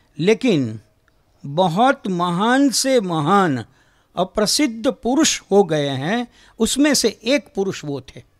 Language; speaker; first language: Hindi; non-native, local second language; Gujarati